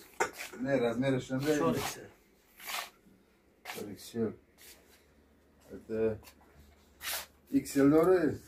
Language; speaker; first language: Russian; non-native, learner; Tajik